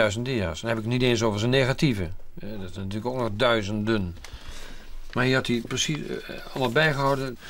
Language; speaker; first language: Dutch; native; Dutch